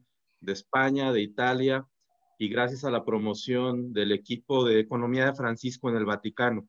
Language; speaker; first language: Spanish; native; Spanish